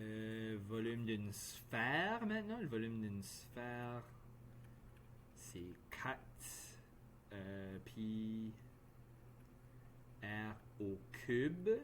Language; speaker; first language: French; native; French